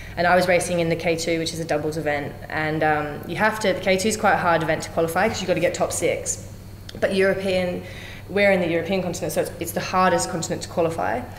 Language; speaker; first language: English; native; English